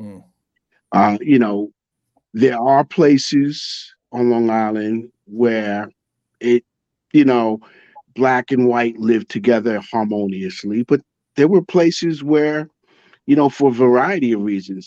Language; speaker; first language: English; native; English